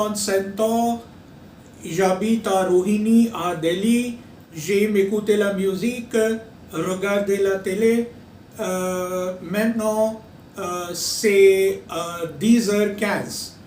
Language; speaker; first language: French; non-native, fluent; Hindi